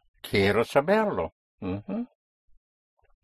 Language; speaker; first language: Spanish; non-native, fluent; English